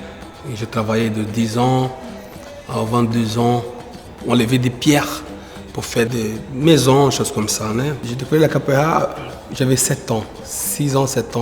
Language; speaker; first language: French; non-native, fluent; Portuguese